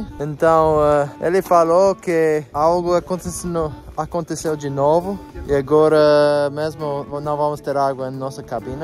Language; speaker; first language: Portuguese; non-native, fluent; English